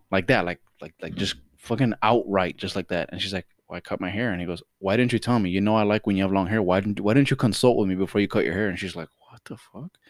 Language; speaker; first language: English; native; English